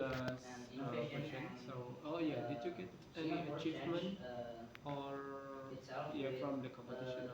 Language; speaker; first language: English; non-native, learner; Indonesian